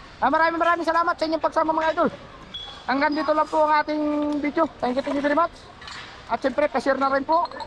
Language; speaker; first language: Filipino; native; Filipino